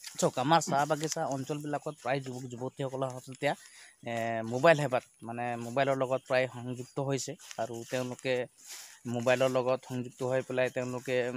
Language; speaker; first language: Assamese; non-native, local second language; Sadri